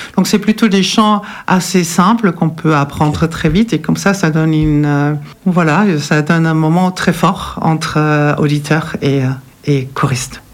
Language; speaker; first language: French; non-native, fluent; German